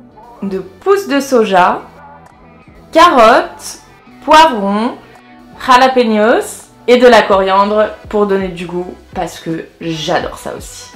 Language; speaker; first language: French; native; French